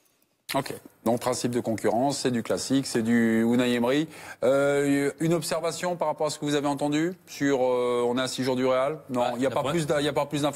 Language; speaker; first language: French; native; French